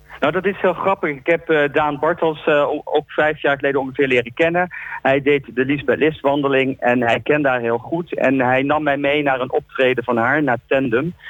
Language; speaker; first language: Dutch; native; Dutch